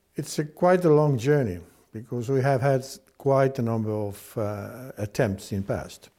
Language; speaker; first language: English; non-native, fluent; Estonian